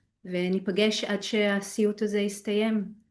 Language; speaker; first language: Hebrew; native; Hebrew